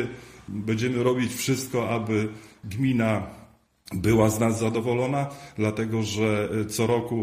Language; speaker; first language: Polish; native; Polish